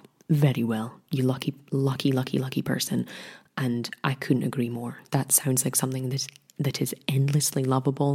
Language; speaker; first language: English; native; English